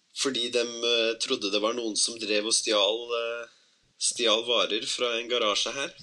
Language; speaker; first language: Norwegian; early bilingual, other home language; Spanish